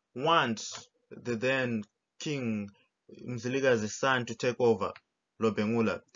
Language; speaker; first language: English; non-native, local second language; Shona